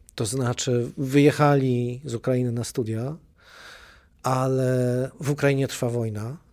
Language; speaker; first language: Polish; native; Polish